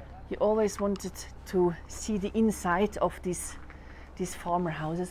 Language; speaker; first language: English; non-native, fluent; Swiss German